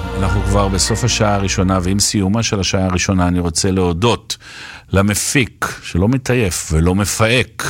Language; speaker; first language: Hebrew; native; Hebrew